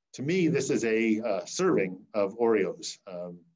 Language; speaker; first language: English; native; English